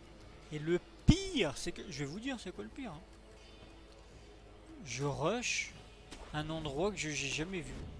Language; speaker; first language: French; native; French